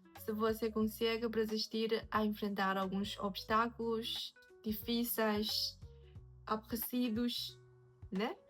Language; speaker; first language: Portuguese; non-native, fluent; Chinese